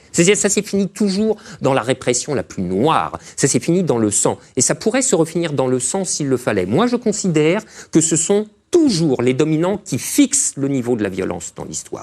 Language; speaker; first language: French; native; French